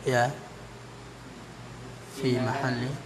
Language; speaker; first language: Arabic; non-native, learner; Indonesian